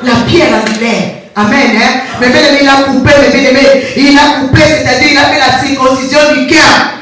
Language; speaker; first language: French; non-native, local second language; Lingala